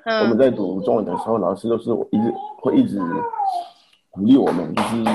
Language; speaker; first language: Chinese; non-native, fluent; Haitian Creole